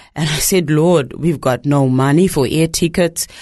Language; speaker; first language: English; non-native, local second language; Shona